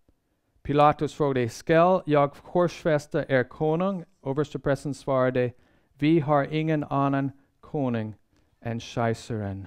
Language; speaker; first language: Swedish; non-native, fluent; English